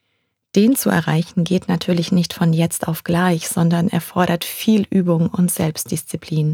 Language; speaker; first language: German; native; German